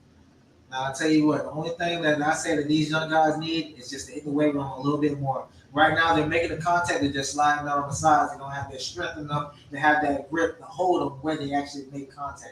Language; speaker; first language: English; native; English